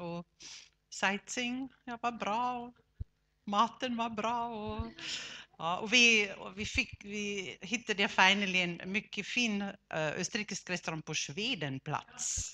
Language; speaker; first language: Swedish; non-native, fluent; German